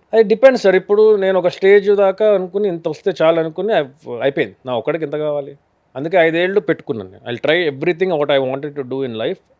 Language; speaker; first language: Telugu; native; Telugu